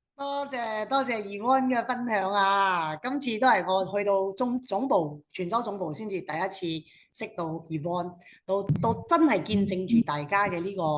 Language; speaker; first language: Cantonese; non-native, local second language; Chinese